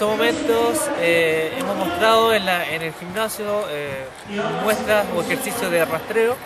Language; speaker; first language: Spanish; native; Spanish